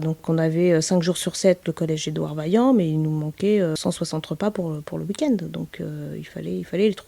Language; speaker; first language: French; native; French